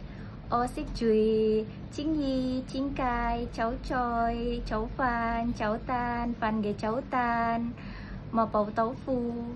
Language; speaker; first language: Cantonese; non-native, learner; Indonesian